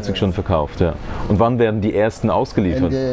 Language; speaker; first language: German; native; German